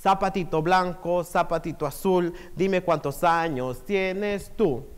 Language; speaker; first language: Spanish; early bilingual, heritage; Spanish